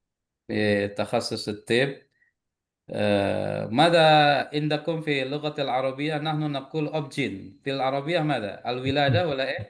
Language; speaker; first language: Arabic; non-native, fluent; Indonesian